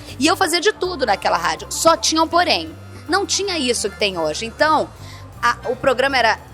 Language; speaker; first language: Portuguese; native; Portuguese